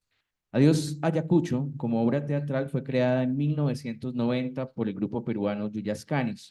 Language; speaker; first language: Spanish; native; Spanish